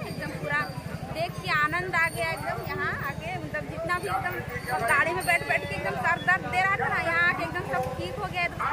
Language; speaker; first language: Hindi; native; Hindi